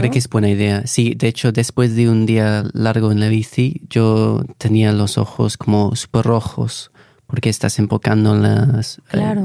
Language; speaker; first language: Spanish; non-native, fluent; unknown